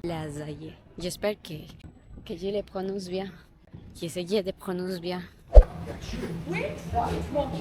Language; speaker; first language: French; non-native, learner; Spanish